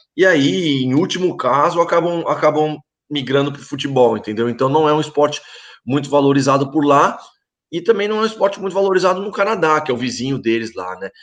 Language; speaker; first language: Portuguese; native; Portuguese